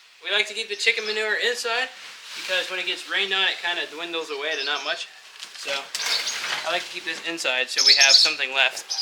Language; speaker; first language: English; native; English